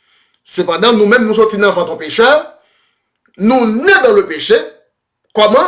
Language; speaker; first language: French; non-native, local second language; Haitian Creole